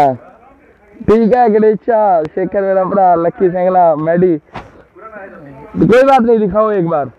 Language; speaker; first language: Hindi; non-native, local second language; Punjabi